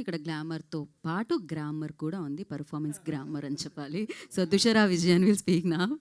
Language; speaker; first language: Telugu; native; Telugu